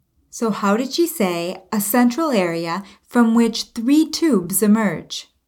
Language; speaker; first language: English; native; English